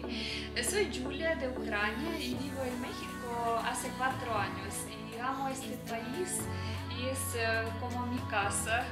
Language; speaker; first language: Spanish; non-native, learner; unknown